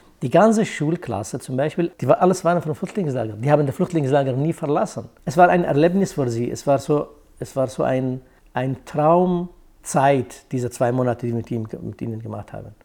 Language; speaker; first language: German; non-native, fluent; Kurdish